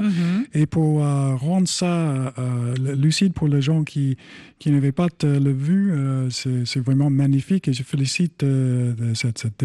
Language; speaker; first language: French; non-native, fluent; English